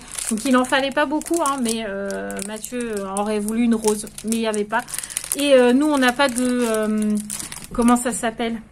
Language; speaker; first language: French; native; French